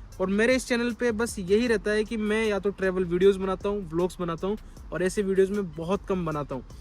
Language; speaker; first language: Hindi; native; Hindi